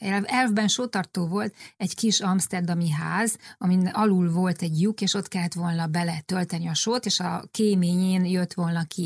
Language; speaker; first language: Hungarian; native; Hungarian